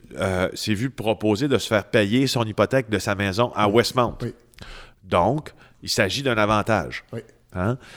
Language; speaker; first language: French; native; French